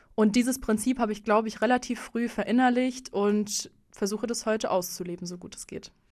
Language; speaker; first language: German; early bilingual, other home language; Russian